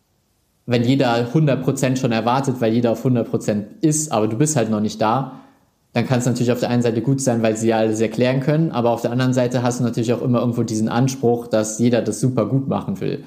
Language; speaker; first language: German; native; German